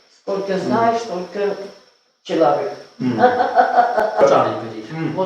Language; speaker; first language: Russian; non-native, learner; Armenian